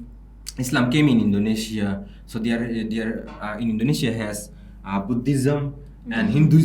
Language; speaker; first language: English; non-native, local second language; Bangla